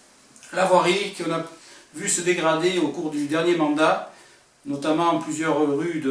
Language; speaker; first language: French; native; French